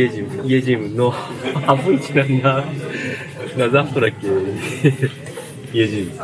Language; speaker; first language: Russian; non-native, learner; Japanese